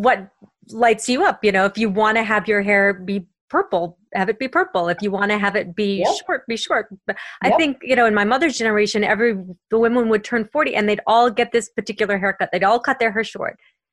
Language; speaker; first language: English; native; English